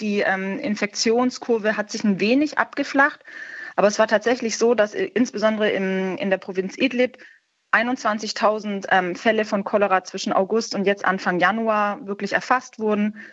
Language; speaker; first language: German; native; German